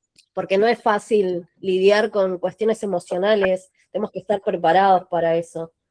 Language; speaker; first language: Spanish; native; Spanish